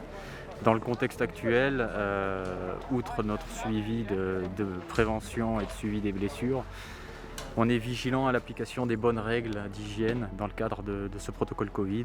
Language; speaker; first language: French; native; French